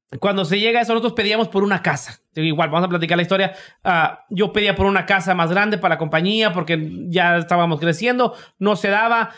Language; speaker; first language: Spanish; native; Spanish